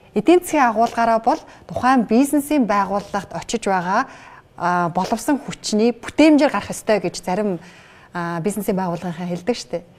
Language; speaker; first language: Mongolian; native; Mongolian